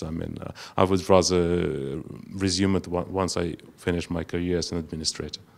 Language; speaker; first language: English; non-native, fluent; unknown